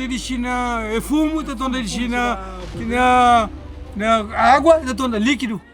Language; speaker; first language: Portuguese; non-native, local second language; Kabuverdianu